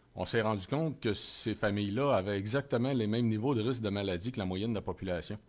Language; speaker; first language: French; native; French